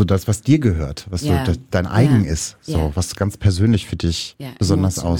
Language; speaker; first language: German; native; German